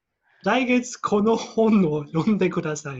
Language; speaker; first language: Japanese; non-native, learner; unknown